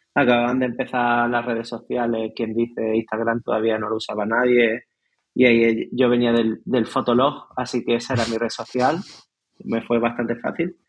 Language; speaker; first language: Spanish; native; Spanish